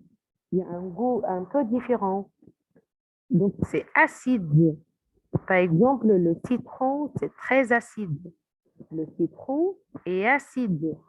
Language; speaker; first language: French; non-native, fluent; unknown